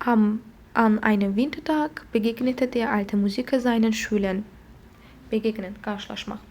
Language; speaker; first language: German; non-native, fluent; Azerbaijani